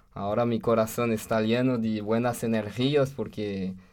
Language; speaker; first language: Spanish; non-native, fluent; French